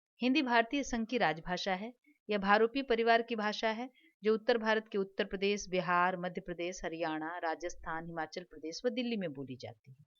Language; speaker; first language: Hindi; native; Hindi